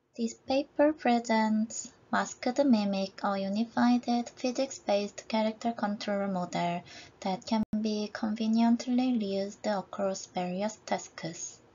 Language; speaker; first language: English; non-native, fluent; Korean